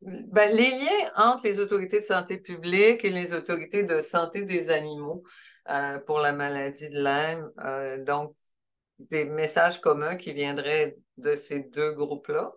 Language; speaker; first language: French; native; French